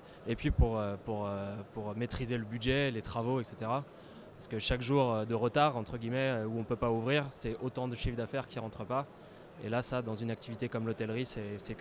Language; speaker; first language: French; native; French